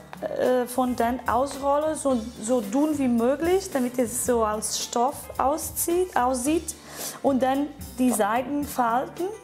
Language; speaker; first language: German; non-native, fluent; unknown